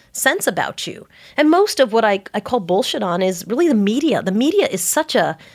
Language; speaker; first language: English; native; English